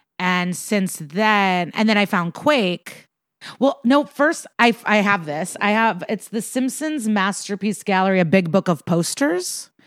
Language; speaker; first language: English; early bilingual, other home language; Russian